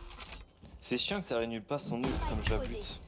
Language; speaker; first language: French; native; French